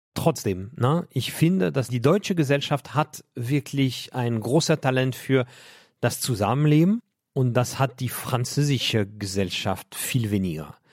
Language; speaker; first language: German; non-native, fluent; French